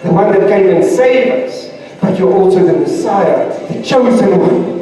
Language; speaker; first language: English; non-native, local second language; Afrikaans